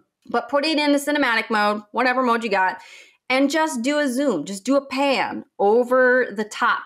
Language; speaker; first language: English; native; English